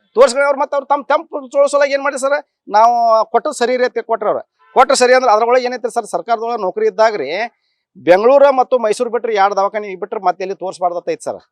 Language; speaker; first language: Kannada; native; Kannada